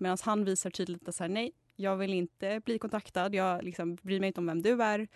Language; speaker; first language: Swedish; native; Swedish